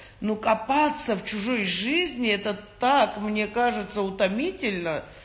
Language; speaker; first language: Russian; non-native, local second language; Georgian